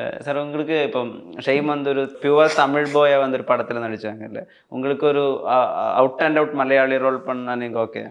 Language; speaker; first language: Tamil; non-native, fluent; Malayalam